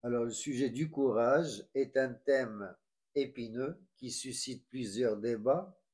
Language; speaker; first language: French; non-native, local second language; Arabic